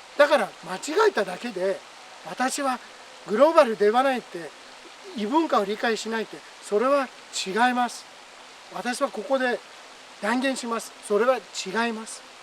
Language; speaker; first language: Japanese; non-native, fluent; Persian